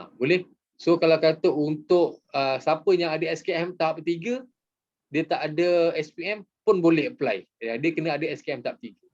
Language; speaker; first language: Malay; native; Malay